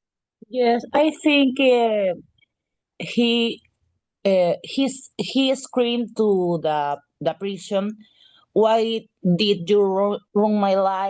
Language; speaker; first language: English; non-native, learner; Spanish